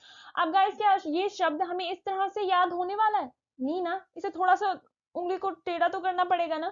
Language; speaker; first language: Hindi; native; Hindi